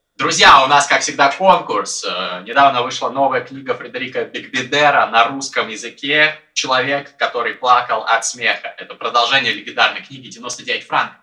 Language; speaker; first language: Russian; native; Russian